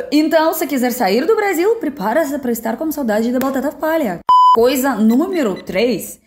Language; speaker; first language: Portuguese; non-native, fluent; Russian